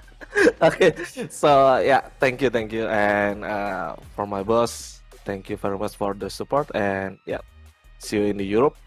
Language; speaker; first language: English; non-native, learner; Indonesian